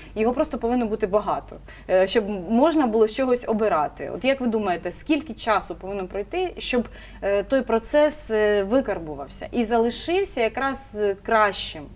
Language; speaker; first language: Ukrainian; native; Ukrainian